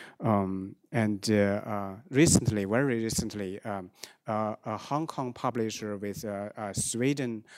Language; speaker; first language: English; non-native, fluent; Chinese